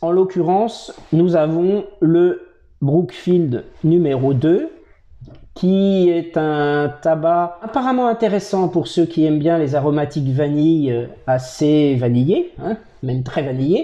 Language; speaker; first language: French; native; French